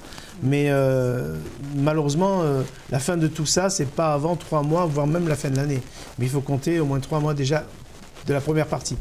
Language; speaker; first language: French; native; French